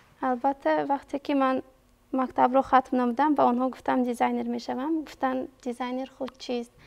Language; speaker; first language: Tajik; native; Tajik